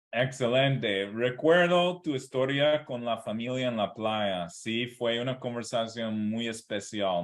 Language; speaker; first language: Spanish; non-native, fluent; English